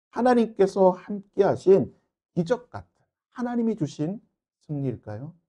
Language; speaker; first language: Korean; native; Korean